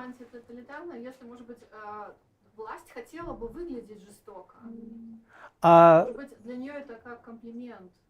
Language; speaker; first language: Russian; native; Russian